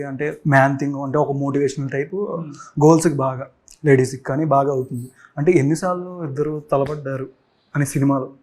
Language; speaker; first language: Telugu; native; Telugu